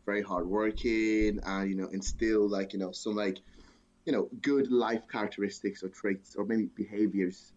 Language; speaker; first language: English; native; English